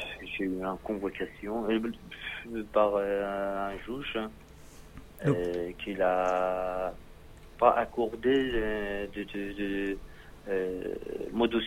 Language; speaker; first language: French; non-native, learner; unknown